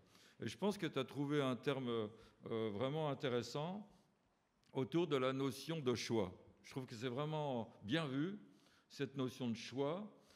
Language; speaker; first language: French; native; French